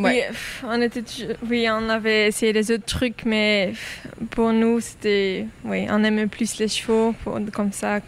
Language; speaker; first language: French; non-native, local second language; Dutch